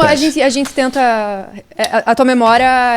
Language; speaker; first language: Portuguese; native; Portuguese